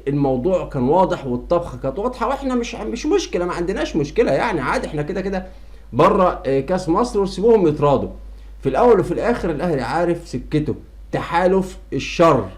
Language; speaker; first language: Arabic; native; Arabic